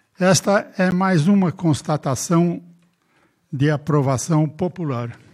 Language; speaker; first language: Portuguese; native; Portuguese